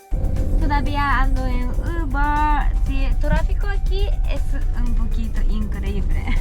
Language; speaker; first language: Spanish; non-native, learner; Japanese